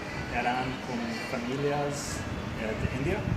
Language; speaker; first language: Spanish; non-native, learner; English